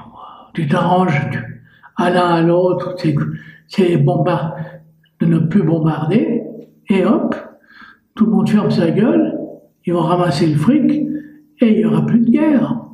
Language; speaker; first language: French; native; French